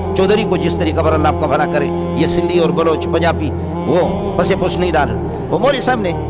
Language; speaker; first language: Urdu; non-native, local second language; Baluchi